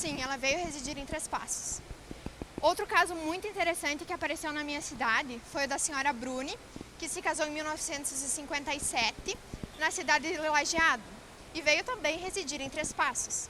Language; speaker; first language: Portuguese; native; Portuguese